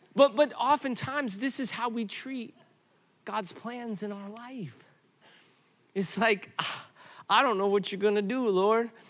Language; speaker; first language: English; native; English